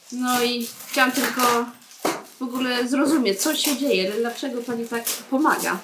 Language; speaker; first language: Polish; early bilingual, heritage; Polish